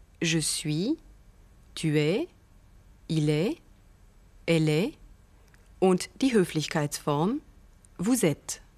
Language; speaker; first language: French; non-native, fluent; German